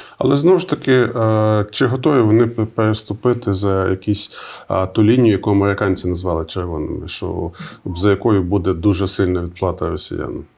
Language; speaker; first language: Ukrainian; native; Ukrainian